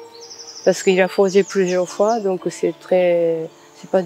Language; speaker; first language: French; non-native, fluent; Japanese